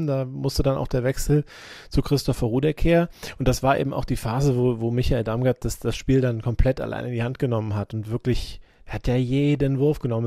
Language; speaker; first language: German; native; German